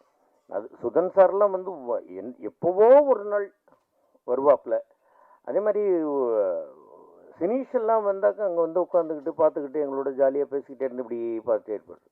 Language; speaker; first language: Tamil; native; Tamil